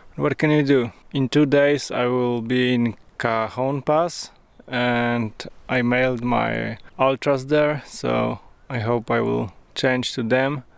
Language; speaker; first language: English; non-native, fluent; Polish